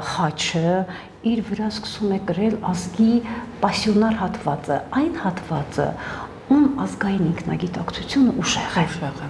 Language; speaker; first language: Armenian; native; Armenian